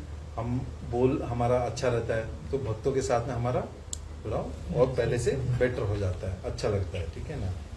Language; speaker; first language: Hindi; native; Hindi